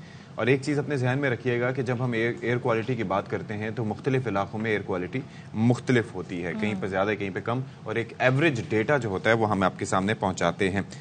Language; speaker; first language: Urdu; native; Urdu